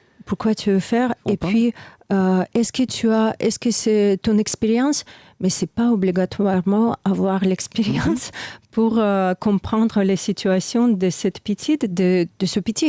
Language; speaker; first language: French; non-native, fluent; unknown